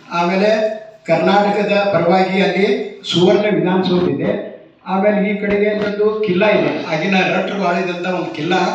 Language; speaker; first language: Kannada; native; Kannada